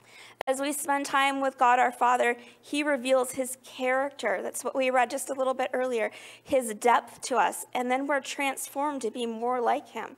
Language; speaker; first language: English; native; English